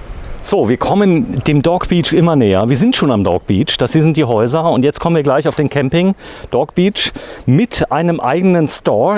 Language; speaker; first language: German; native; German